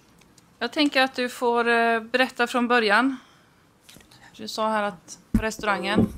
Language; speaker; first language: Swedish; native; Swedish